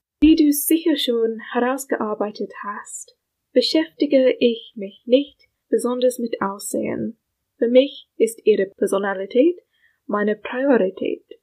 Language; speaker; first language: German; non-native, learner; English